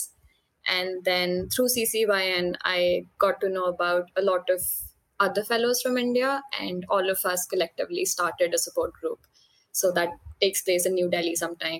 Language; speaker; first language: English; non-native, local second language; Hindi